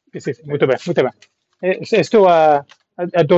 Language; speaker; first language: Portuguese; non-native, learner; English